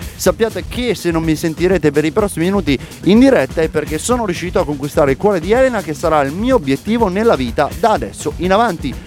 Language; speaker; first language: Italian; native; Italian